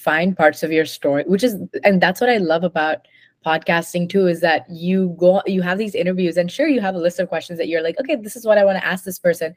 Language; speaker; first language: English; non-native, local second language; Hindi